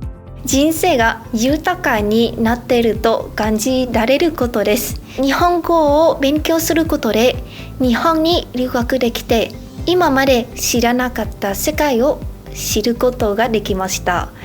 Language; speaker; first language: Japanese; non-native, learner; Vietnamese